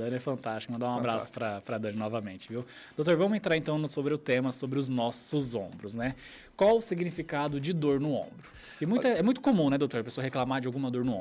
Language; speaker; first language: Portuguese; native; Portuguese